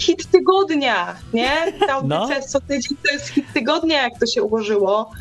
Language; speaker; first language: Polish; native; Polish